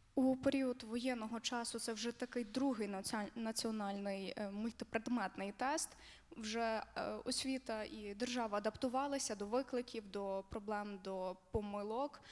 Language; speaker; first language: Ukrainian; native; Ukrainian